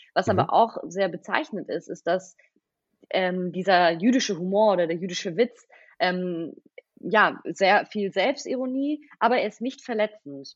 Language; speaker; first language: German; native; German